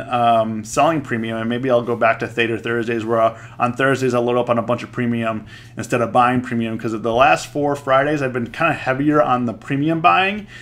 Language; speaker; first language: English; native; English